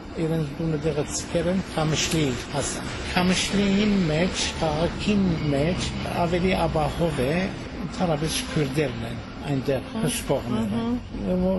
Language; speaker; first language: Armenian; early bilingual, heritage; Armenian